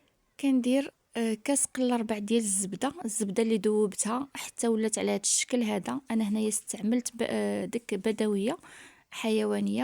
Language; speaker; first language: Arabic; native; Arabic